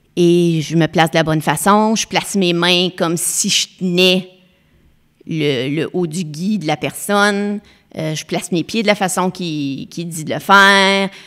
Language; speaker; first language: French; native; French